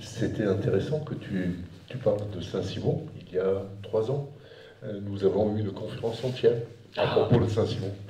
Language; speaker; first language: French; native; French